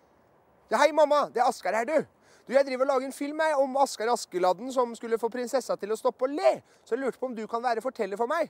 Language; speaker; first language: Norwegian; native; Norwegian